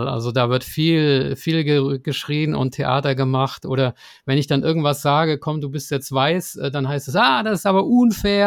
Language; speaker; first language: German; native; German